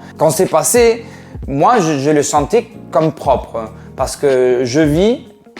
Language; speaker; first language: French; non-native, fluent; Spanish